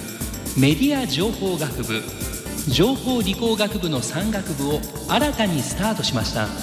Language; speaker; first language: Japanese; native; Japanese